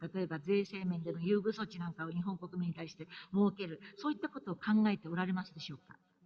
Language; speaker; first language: Japanese; native; Japanese